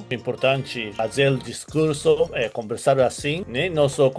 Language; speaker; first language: Portuguese; non-native, learner; Japanese